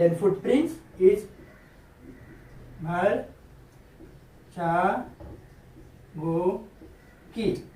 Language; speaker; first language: Korean; non-native, learner; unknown